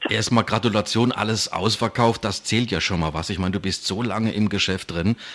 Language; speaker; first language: German; native; German